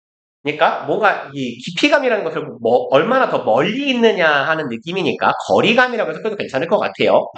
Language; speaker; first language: Korean; native; Korean